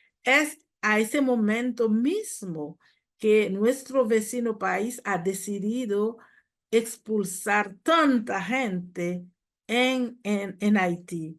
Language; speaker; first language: Spanish; non-native, fluent; Haitian Creole